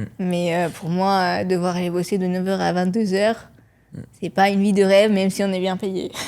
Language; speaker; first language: French; early bilingual, other home language; Persian